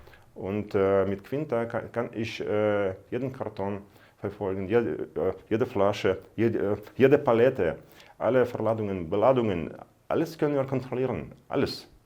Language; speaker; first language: German; non-native, fluent; Russian